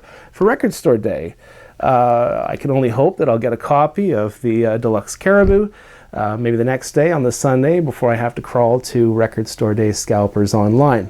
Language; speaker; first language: English; native; English